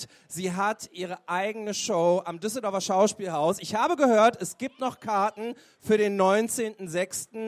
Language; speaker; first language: German; native; German